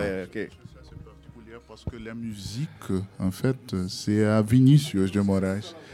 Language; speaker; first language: French; non-native, learner; Portuguese